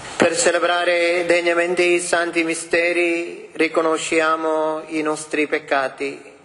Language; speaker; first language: Italian; non-native, fluent; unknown